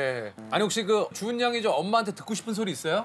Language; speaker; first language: Korean; native; Korean